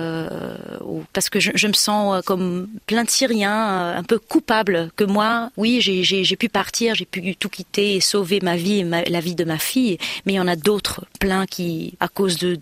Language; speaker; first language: French; non-native, local second language; Arabic